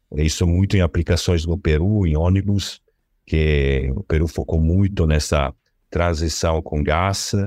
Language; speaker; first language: Portuguese; non-native, fluent; Italian